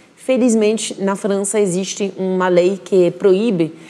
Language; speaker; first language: Portuguese; non-native, fluent; French